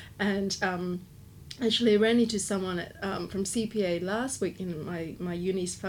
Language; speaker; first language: English; non-native, local second language; Cantonese